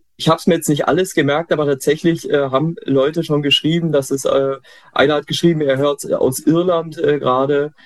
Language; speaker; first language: German; native; German